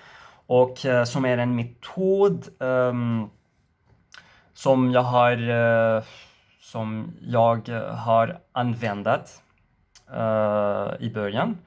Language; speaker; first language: Swedish; non-native, learner; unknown